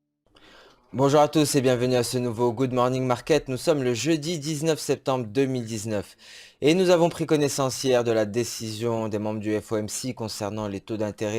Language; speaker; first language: French; native; French